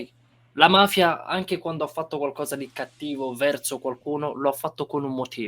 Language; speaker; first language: Italian; non-native, fluent; Romanian